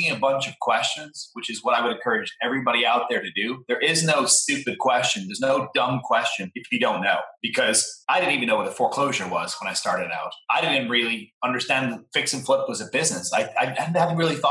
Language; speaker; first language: English; native; English